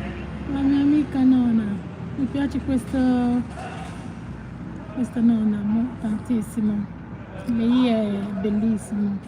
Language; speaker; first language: Italian; non-native, learner; Igbo